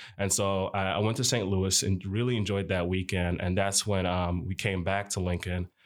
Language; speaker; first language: English; early bilingual, other home language; Arabic